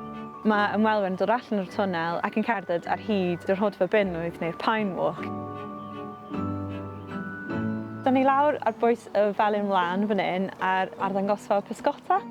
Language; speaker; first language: Welsh; native; Welsh